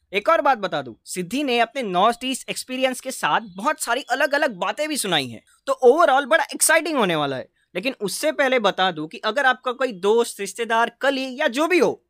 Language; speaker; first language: Hindi; non-native, local second language; Marathi